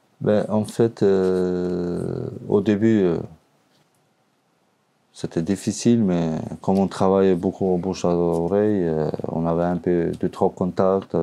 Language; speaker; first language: French; non-native, learner; Albanian